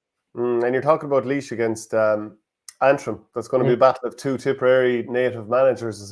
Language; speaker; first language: English; native; English